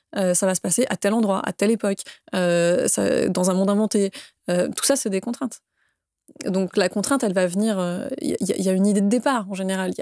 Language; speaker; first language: French; native; French